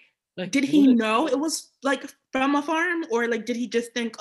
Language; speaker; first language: English; native; English